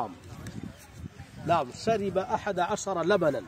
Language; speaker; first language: Arabic; non-native, fluent; Urdu